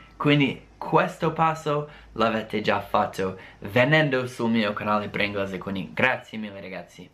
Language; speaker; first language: Italian; non-native, fluent; English